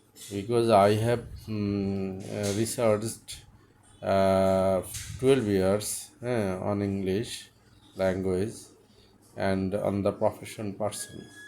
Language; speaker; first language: English; non-native, local second language; Bangla